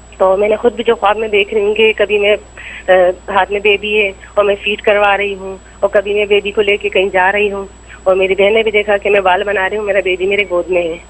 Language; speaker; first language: Urdu; native; Urdu